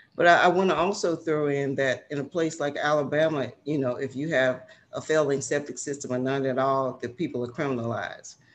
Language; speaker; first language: English; native; English